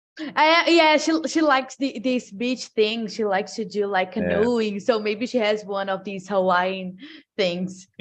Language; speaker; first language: English; non-native, fluent; Portuguese